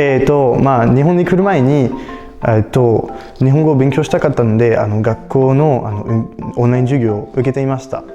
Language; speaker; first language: Japanese; non-native, fluent; French